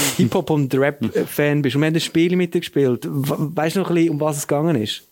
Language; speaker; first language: German; native; German